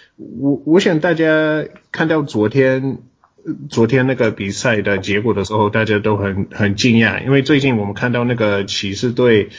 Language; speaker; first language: Chinese; non-native, fluent; English